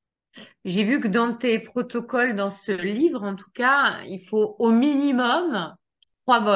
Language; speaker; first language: French; native; French